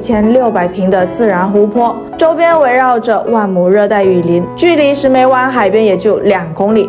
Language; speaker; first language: Chinese; native; Chinese